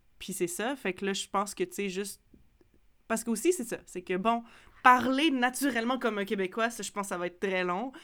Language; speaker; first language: French; native; French